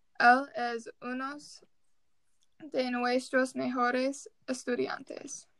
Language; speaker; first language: Spanish; non-native, learner; English